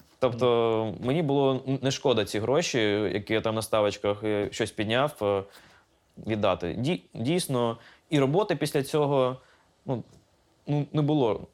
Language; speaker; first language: Ukrainian; non-native, local second language; Russian